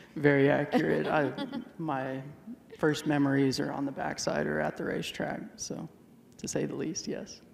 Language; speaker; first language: English; native; English